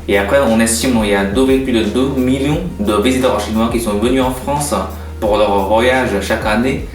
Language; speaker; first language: French; non-native, fluent; Chinese